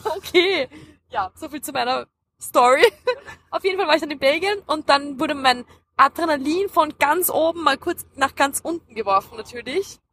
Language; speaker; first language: German; early bilingual, other home language; Dutch